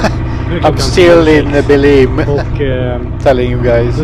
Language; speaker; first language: English; non-native, fluent; Swedish